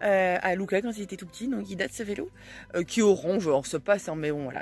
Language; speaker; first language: French; native; French